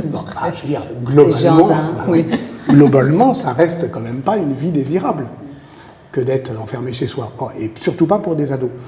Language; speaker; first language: French; native; French